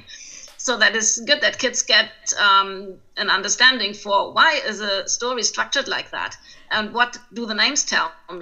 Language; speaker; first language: English; non-native, fluent; German